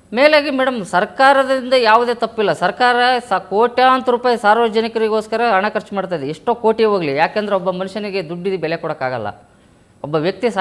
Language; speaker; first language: Kannada; native; Kannada